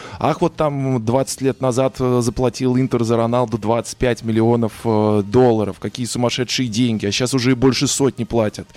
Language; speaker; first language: Russian; native; Russian